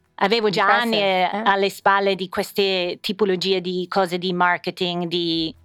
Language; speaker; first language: Italian; non-native, fluent; English